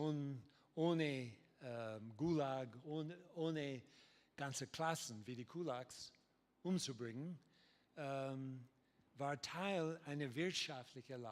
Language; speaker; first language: German; non-native, learner; English